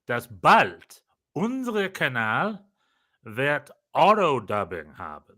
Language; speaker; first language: German; non-native, learner; English